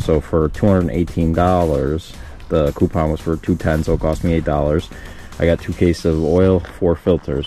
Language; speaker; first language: English; native; English